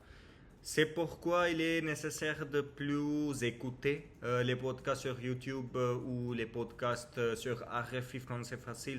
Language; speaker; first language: French; non-native, learner; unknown